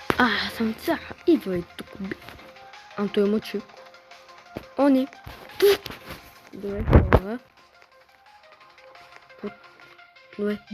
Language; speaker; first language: Bulgarian; non-native, learner; Russian